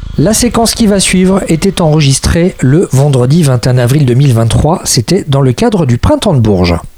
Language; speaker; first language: French; native; French